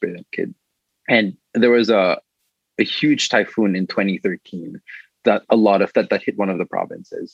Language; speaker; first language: English; non-native, local second language; Filipino